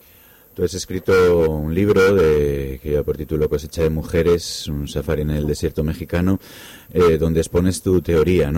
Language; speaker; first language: Spanish; native; Spanish